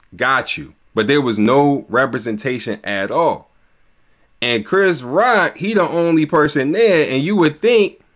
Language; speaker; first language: English; native; English